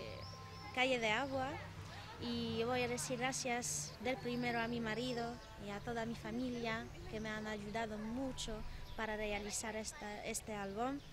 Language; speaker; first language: Spanish; non-native, fluent; Arabic